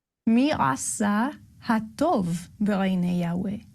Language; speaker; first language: Hebrew; non-native, learner; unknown